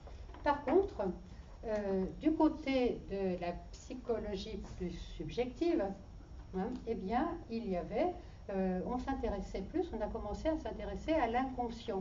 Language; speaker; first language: French; native; French